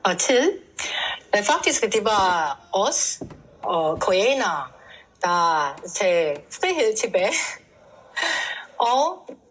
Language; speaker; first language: Danish; non-native, learner; Korean